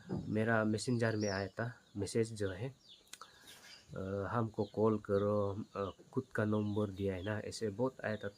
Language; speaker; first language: Hindi; non-native, local second language; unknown